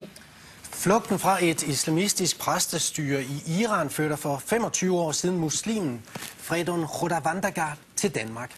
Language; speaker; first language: Danish; native; Danish